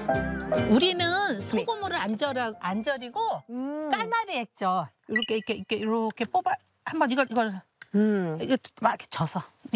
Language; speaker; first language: Korean; native; Korean